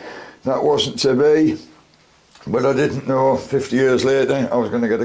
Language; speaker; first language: English; native; English